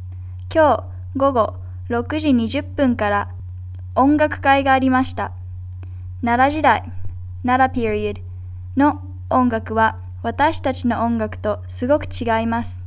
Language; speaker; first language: Japanese; non-native, learner; English